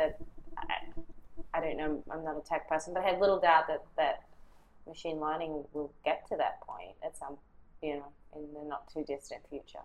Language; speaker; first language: English; native; English